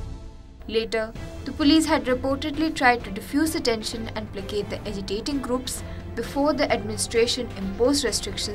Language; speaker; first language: English; non-native, local second language; Odia